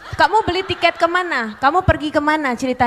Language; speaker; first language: Indonesian; native; Indonesian